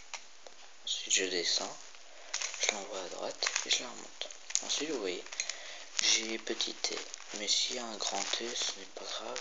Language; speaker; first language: French; native; French